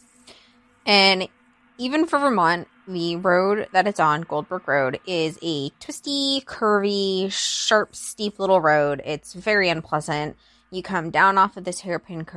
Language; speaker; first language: English; native; English